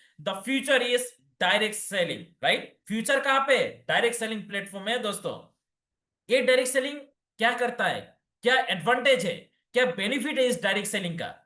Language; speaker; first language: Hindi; non-native, local second language; Bangla